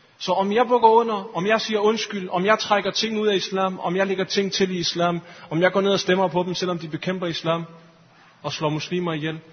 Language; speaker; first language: Danish; early bilingual, other home language; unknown